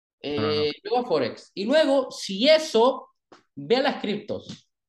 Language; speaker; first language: Spanish; native; Spanish